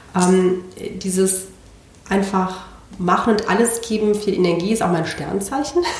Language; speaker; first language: German; non-native, fluent; Spanish